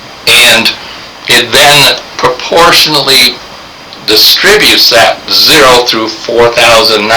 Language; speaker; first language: English; native; English